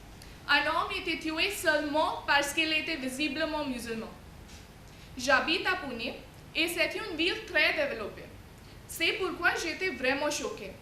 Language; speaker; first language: French; non-native, fluent; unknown